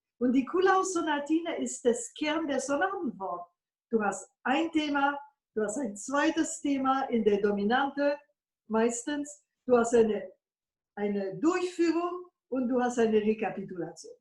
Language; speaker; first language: German; non-native, fluent; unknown